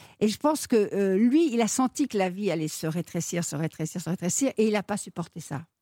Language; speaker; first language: French; native; French